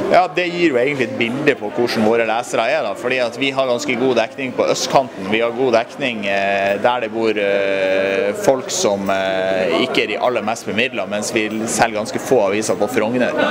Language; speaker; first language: Norwegian; native; Norwegian